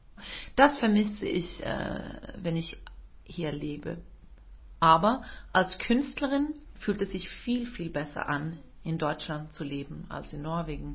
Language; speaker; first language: German; non-native, fluent; Norwegian